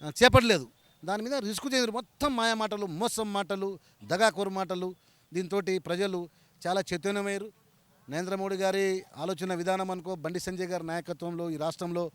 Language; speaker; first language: Telugu; non-native, local second language; Lambadi